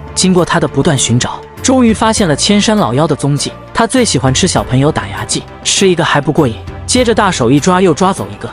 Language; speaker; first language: Chinese; native; Chinese